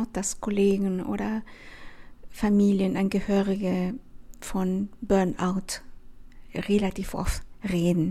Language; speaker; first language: German; non-native, fluent; Spanish